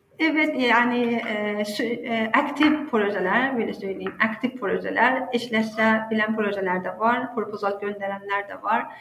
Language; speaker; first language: Turkish; non-native, fluent; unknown